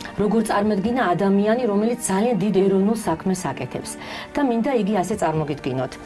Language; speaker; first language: Georgian; native; Georgian